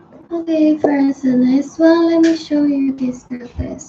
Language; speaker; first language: English; non-native, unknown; Chinese